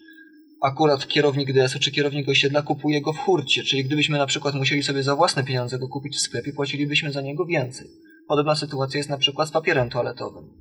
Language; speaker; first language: Polish; native; Polish